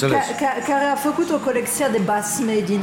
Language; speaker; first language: Romanian; non-native, learner; French